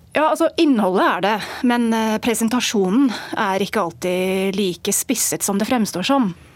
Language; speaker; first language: Norwegian; non-native, fluent; English